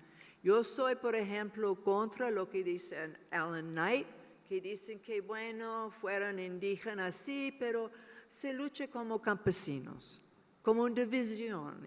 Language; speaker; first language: Spanish; non-native, learner; English